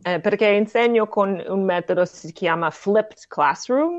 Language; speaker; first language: Italian; non-native, learner; English